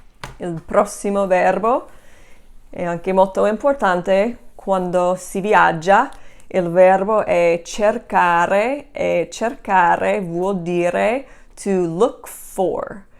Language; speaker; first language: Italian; non-native, fluent; English